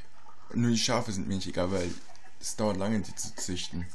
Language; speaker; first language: German; native; German